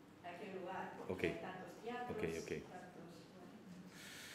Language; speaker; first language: Spanish; non-native, fluent; Russian